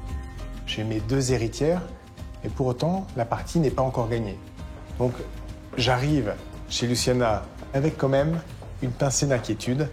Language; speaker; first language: French; native; French